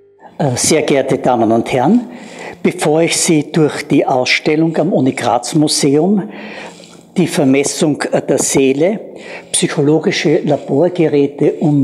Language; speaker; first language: German; native; German